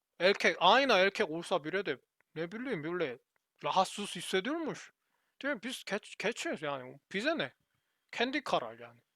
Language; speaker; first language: Turkish; non-native, learner; Korean